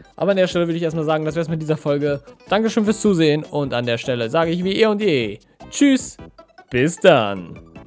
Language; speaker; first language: German; native; German